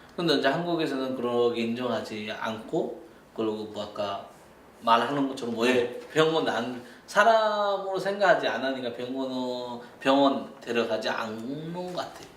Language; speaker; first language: Korean; non-native, fluent; Bangla